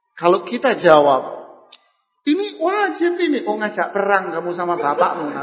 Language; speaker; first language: Indonesian; non-native, local second language; Javanese